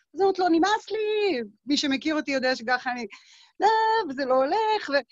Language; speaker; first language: Hebrew; native; Hebrew